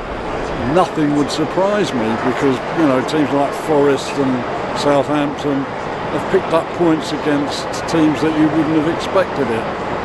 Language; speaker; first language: English; native; English